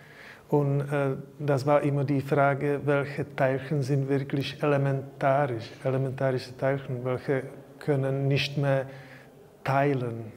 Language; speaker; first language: German; non-native, learner; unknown